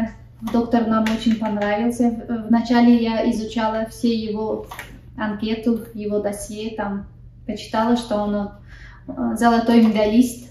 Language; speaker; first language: Russian; non-native, local second language; Tajik